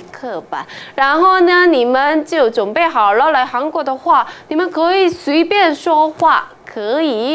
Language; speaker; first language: Chinese; non-native, fluent; Korean